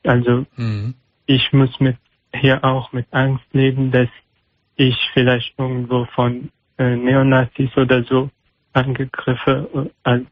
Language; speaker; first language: German; non-native, learner; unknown